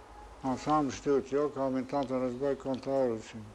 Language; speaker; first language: Romanian; non-native, local second language; English